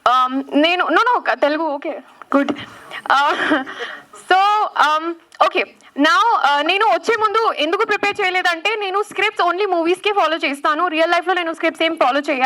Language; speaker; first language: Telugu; non-native, learner; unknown